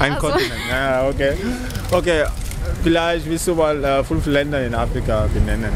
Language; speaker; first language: German; non-native, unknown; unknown